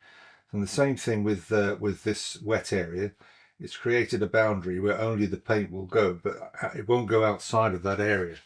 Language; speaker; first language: English; native; English